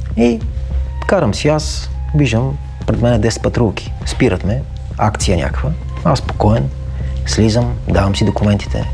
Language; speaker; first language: Bulgarian; native; Bulgarian